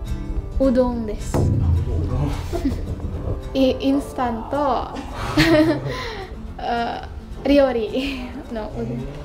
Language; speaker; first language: Japanese; non-native, learner; Indonesian